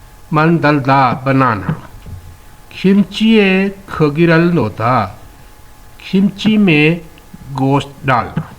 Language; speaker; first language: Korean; non-native, fluent; Urdu